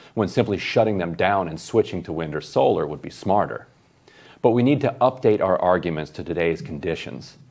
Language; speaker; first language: English; native; English